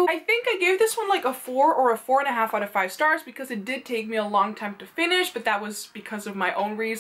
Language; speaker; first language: English; non-native, fluent; Dutch